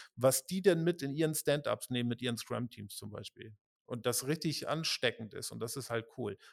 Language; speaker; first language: German; native; German